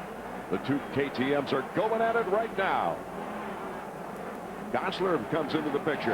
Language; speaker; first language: English; native; English